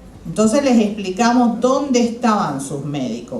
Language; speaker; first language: Spanish; native; Spanish